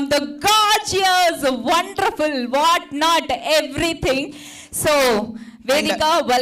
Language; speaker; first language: Telugu; native; Telugu